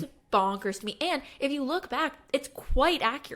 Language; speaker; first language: English; native; English